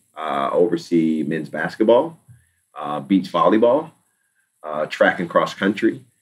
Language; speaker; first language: English; native; English